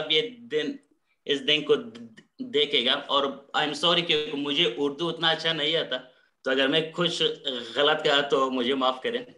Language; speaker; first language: Hindi; non-native, learner; Persian